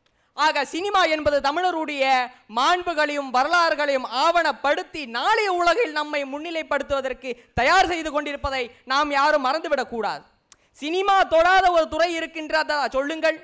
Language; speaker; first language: Tamil; native; Tamil